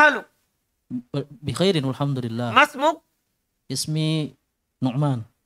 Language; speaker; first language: Arabic; non-native, fluent; Indonesian